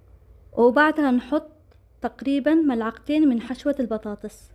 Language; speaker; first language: Arabic; native; Arabic